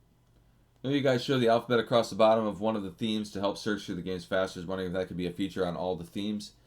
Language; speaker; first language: English; native; English